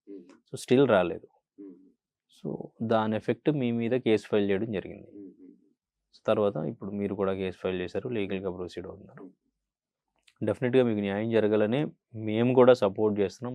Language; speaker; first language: Telugu; native; Telugu